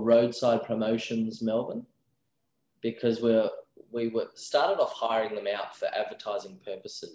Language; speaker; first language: English; native; English